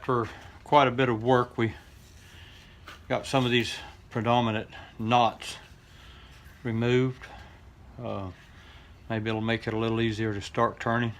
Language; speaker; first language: English; native; English